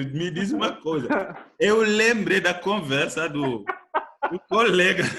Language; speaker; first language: Portuguese; non-native, fluent; French